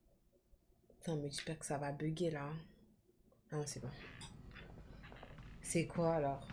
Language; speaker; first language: French; native; French